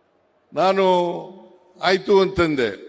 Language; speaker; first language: Kannada; native; Kannada